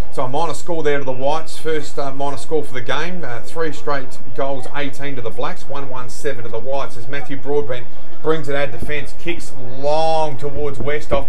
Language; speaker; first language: English; native; English